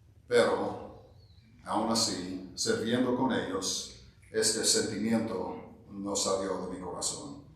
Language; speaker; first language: Spanish; non-native, fluent; English